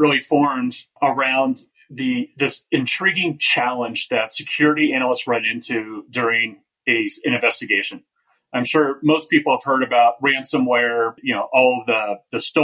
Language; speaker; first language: English; native; English